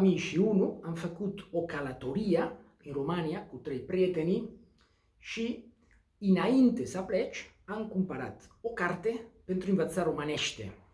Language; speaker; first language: Romanian; non-native, learner; Basque